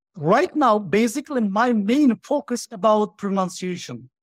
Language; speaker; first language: English; non-native, fluent; Turkish